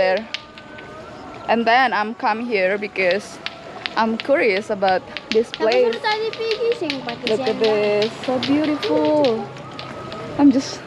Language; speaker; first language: English; non-native, learner; Indonesian